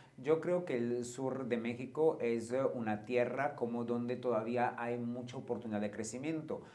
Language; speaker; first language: Spanish; non-native, fluent; Italian